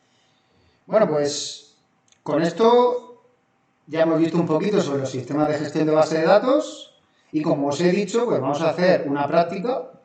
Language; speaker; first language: Spanish; native; Spanish